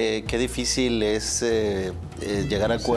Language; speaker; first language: Spanish; native; Spanish